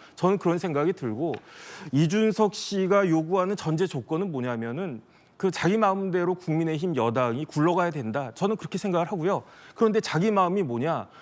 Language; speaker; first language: Korean; native; Korean